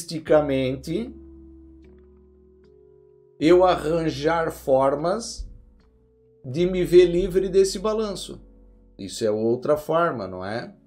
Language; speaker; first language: Portuguese; native; Portuguese